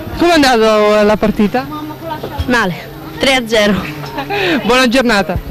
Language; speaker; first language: Italian; native; Italian